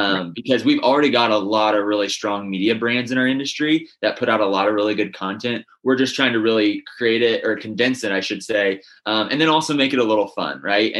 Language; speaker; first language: English; native; English